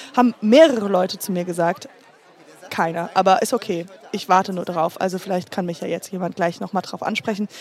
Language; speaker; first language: German; native; German